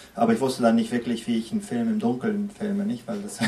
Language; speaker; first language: German; early bilingual, other home language; Spanish